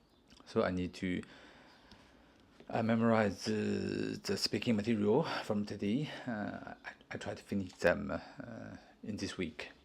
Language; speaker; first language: English; non-native, learner; Chinese